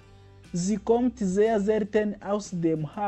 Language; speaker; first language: German; non-native, fluent; Kinyarwanda